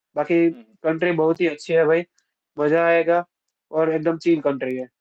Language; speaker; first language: Hindi; non-native, local second language; Gujarati